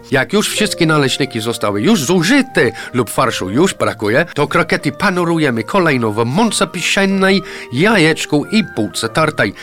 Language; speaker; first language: Polish; non-native, fluent; English